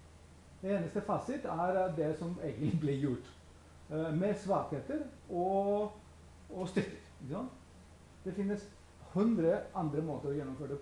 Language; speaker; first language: Norwegian; non-native, fluent; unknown